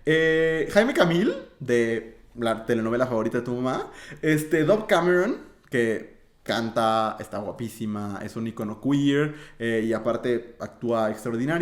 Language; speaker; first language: Spanish; native; Spanish